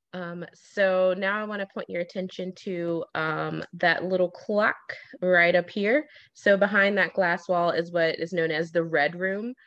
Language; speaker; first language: English; native; English